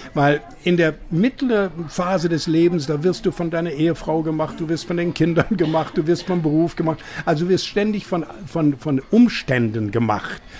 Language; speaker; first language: German; non-native, fluent; English